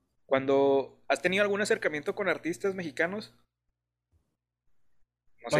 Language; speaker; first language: Spanish; native; Spanish